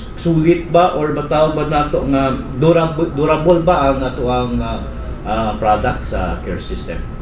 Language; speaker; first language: Cebuano; native; Cebuano